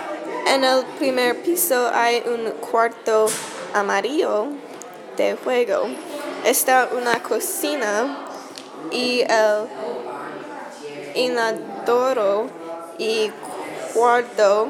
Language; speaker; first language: Spanish; non-native, learner; English